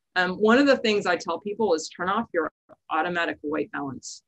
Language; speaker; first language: English; native; English